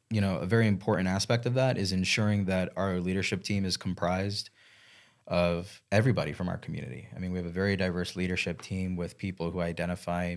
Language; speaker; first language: English; native; English